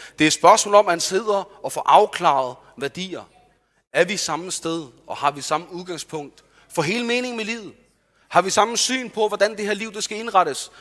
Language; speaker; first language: Danish; early bilingual, other home language; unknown